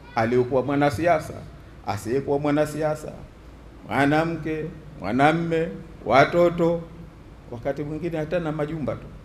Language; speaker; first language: Swahili; native; Swahili